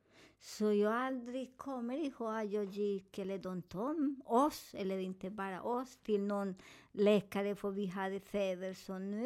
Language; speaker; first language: Swedish; non-native, learner; Spanish